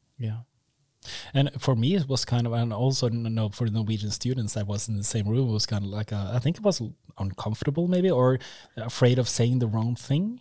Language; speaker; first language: English; non-native, fluent; Norwegian